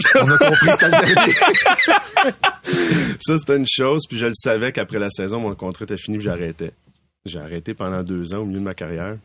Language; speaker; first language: French; native; French